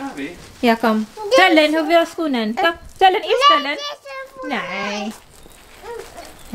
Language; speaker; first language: Dutch; non-native, learner; Filipino